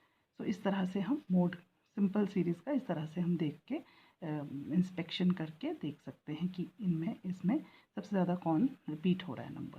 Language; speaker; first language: Hindi; native; Hindi